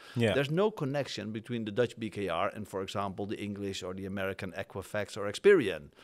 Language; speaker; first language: English; non-native, fluent; Dutch